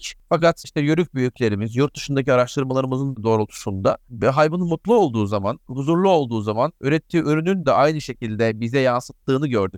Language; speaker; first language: Turkish; native; Turkish